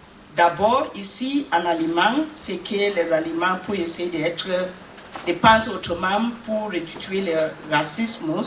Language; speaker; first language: French; non-native, learner; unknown